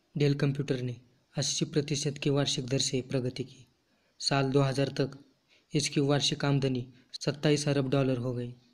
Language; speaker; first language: Hindi; non-native, local second language; Marathi